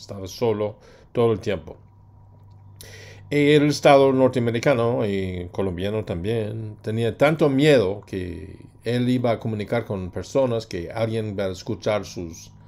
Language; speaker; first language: Spanish; non-native, fluent; English